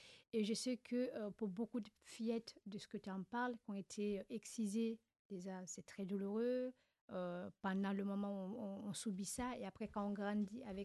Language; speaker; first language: French; non-native, local second language; Fula